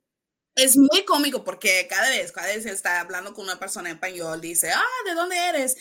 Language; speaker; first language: Spanish; non-native, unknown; English